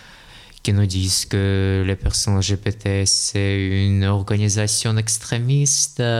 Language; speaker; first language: French; non-native, fluent; Russian